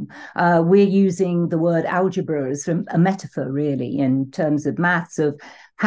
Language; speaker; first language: English; native; English